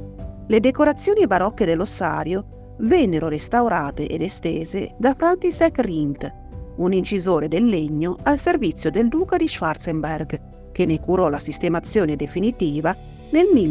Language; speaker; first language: Italian; native; Italian